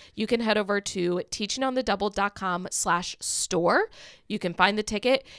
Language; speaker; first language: English; native; English